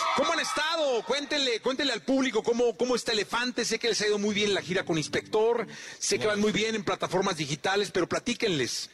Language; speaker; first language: Spanish; native; Spanish